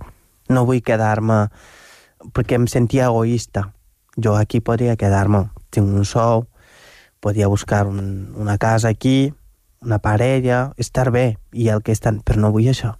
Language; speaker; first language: Catalan; non-native, fluent; Wolof